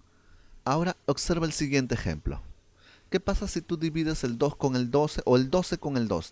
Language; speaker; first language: Spanish; native; Spanish